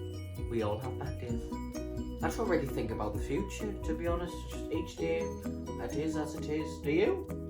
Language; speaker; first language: English; native; English